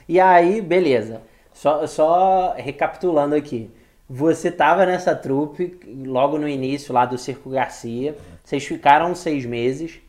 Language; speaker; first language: Portuguese; native; Portuguese